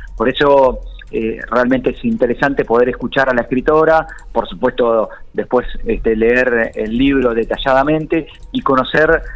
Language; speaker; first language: Spanish; native; Spanish